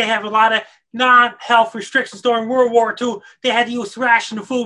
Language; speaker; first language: English; native; English